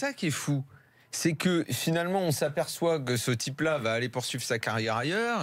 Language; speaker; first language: French; native; French